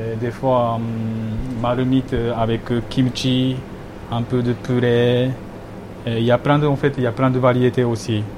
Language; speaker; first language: French; non-native, learner; Japanese